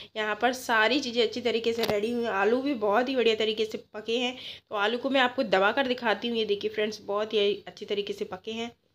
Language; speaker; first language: Hindi; non-native, local second language; Odia